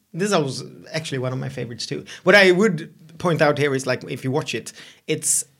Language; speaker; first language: English; non-native, fluent; Swedish